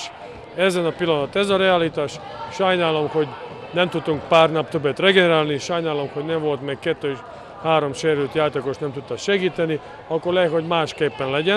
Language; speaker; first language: Hungarian; non-native, learner; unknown